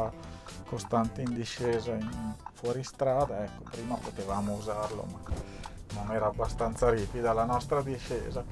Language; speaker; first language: Italian; native; Italian